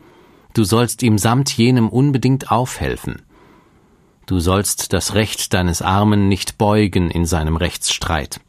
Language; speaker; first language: German; native; German